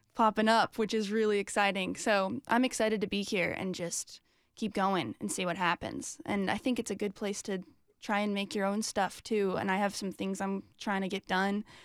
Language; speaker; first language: English; native; English